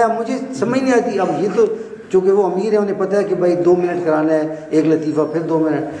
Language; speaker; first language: Urdu; non-native, local second language; Punjabi